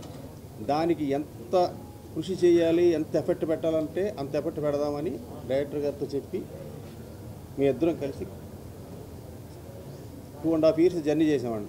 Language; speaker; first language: Telugu; native; Telugu